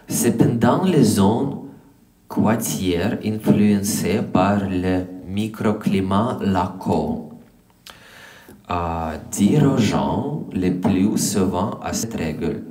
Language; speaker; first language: French; non-native, learner; English